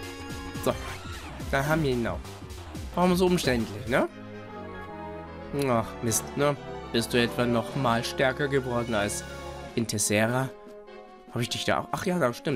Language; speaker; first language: German; native; German